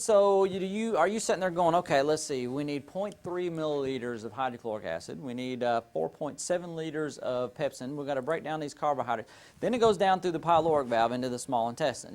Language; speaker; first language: English; native; English